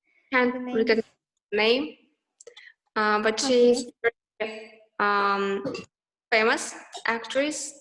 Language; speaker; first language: English; non-native, learner; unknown